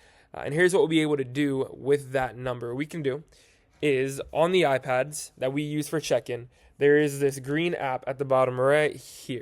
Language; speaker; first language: English; native; English